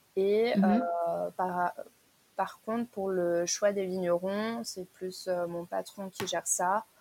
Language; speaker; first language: French; native; French